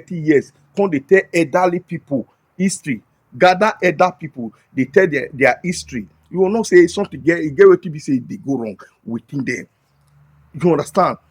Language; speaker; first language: Nigerian Pidgin; non-native, local second language; Bini